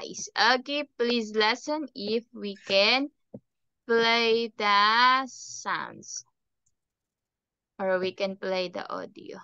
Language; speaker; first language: English; non-native, fluent; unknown